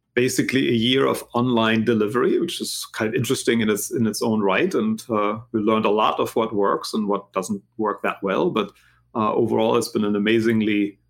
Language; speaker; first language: English; non-native, fluent; German